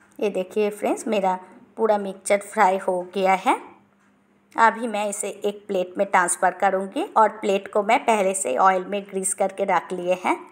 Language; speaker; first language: Hindi; non-native, local second language; Bangla